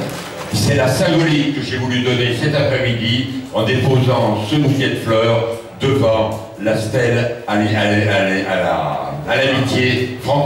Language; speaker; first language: French; native; French